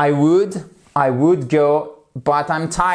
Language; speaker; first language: English; non-native, fluent; French